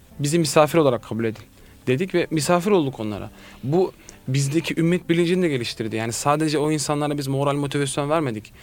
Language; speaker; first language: Turkish; native; Turkish